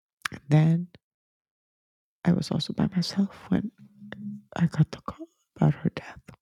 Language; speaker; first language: English; early bilingual, other home language; Spanish